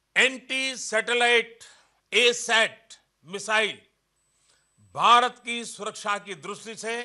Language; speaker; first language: Hindi; non-native, local second language; Marathi